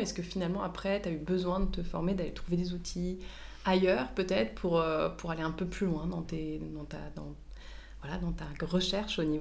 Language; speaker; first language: French; native; French